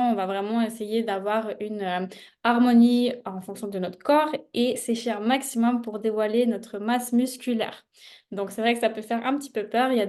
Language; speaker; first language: French; native; French